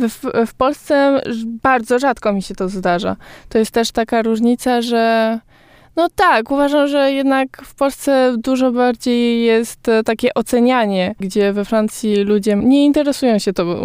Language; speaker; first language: Polish; early bilingual, heritage; Polish